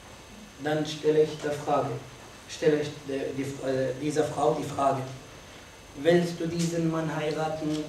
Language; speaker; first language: German; non-native, fluent; Arabic